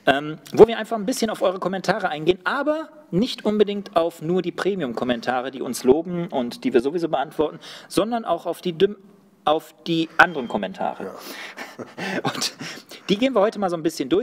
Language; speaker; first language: German; native; German